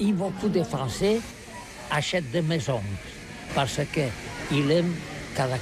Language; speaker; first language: French; non-native, learner; Catalan